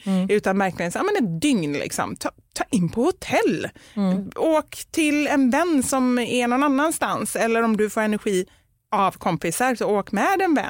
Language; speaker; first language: Swedish; native; Swedish